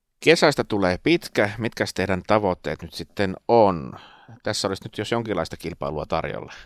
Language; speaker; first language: Finnish; native; Finnish